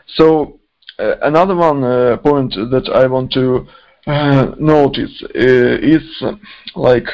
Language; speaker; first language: English; non-native, fluent; Ukrainian